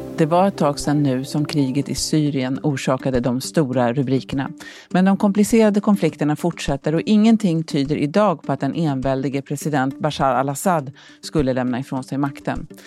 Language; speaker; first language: Swedish; native; Swedish